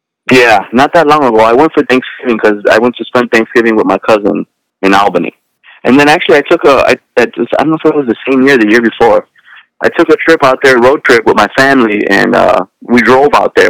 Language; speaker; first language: English; early bilingual, other home language; Spanish